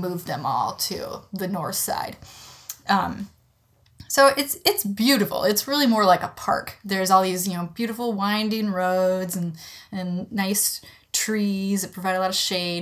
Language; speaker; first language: English; native; English